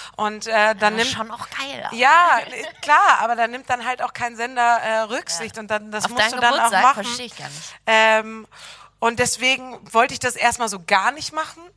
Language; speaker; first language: German; native; German